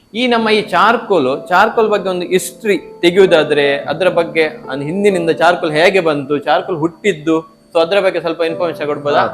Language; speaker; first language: Kannada; native; Kannada